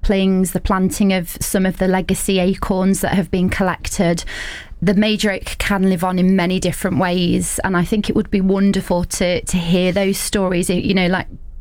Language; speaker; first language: English; native; English